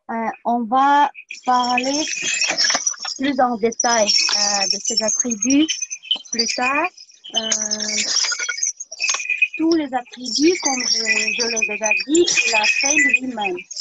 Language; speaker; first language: French; non-native, fluent; Tuvinian